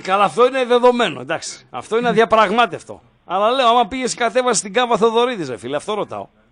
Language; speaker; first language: Greek; native; Greek